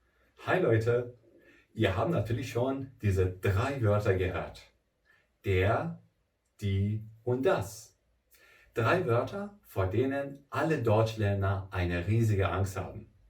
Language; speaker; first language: German; non-native, fluent; Persian